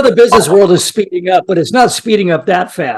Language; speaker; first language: English; native; English